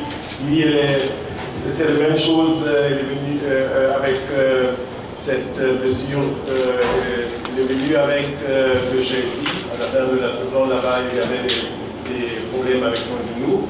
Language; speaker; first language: French; non-native, fluent; German